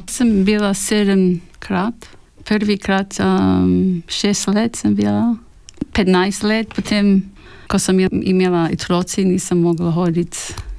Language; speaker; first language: Slovenian; early bilingual, heritage; Slovenian